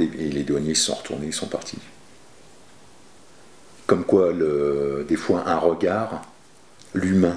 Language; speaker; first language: French; native; French